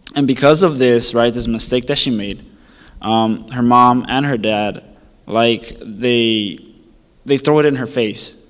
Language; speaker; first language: English; early bilingual, other home language; Spanish